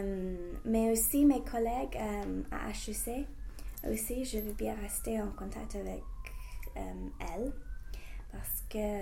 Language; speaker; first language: French; non-native, fluent; English